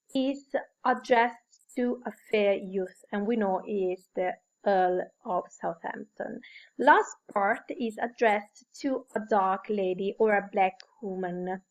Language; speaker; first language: English; non-native, fluent; Italian